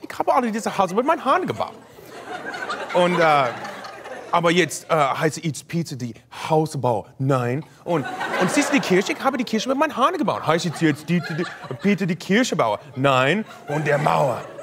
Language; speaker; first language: German; non-native, learner; English